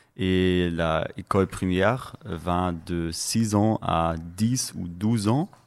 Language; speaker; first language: French; non-native, learner; German